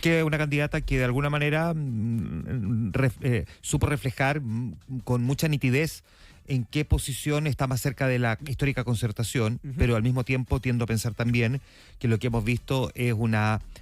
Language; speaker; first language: Spanish; native; Spanish